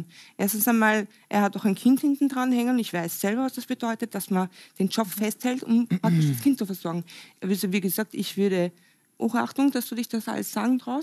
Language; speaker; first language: German; native; German